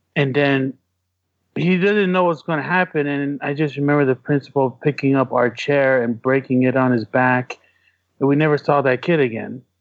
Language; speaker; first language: English; early bilingual, other home language; Tongan